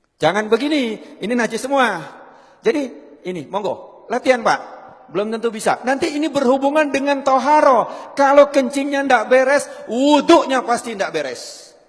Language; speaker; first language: Indonesian; non-native, local second language; Javanese